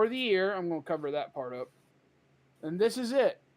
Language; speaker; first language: English; native; English